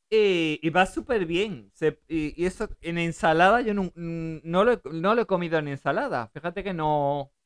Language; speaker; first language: Spanish; early bilingual, other home language; German